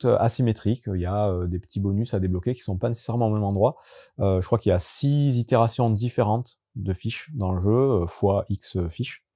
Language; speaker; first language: French; native; French